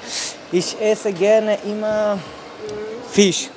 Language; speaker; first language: German; non-native, learner; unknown